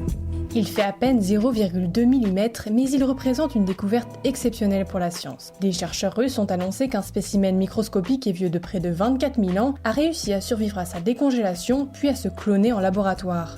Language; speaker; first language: French; native; French